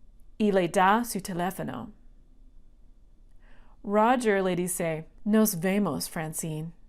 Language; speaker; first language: Spanish; non-native, fluent; English